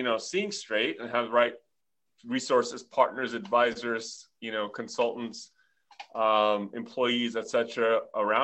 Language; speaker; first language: English; early bilingual, other home language; Armenian